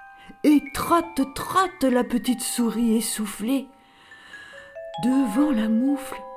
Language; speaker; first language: French; native; French